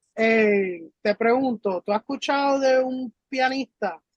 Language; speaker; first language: Spanish; early bilingual, heritage; Spanish